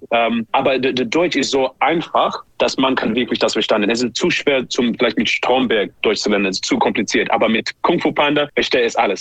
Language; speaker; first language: German; non-native, learner; English